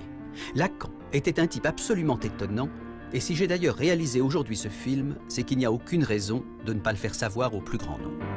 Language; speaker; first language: French; native; French